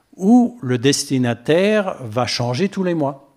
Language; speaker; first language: French; non-native, fluent; English